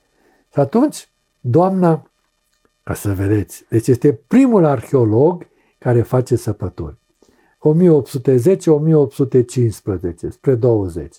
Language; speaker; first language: Romanian; native; Romanian